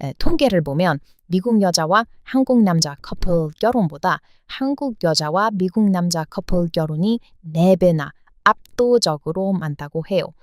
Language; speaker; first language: Korean; non-native, fluent; English